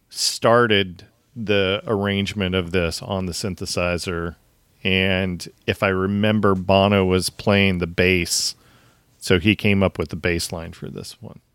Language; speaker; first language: English; native; English